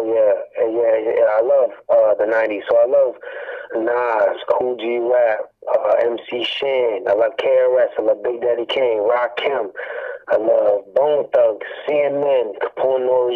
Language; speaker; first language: English; native; English